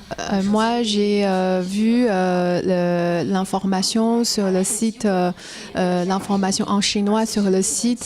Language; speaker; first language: French; non-native, fluent; Chinese